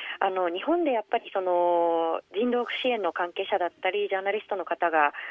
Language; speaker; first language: Japanese; native; Japanese